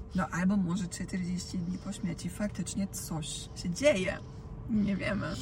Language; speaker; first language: Polish; non-native, fluent; Croatian